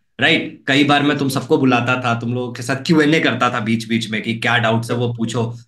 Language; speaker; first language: Hindi; native; Hindi